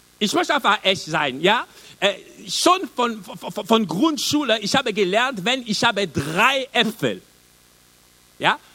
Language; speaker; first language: German; non-native, learner; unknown